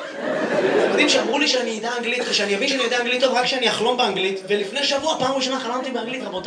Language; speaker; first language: Hebrew; native; Hebrew